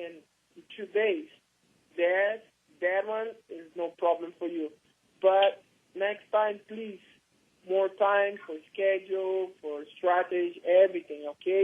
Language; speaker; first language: English; non-native, learner; Portuguese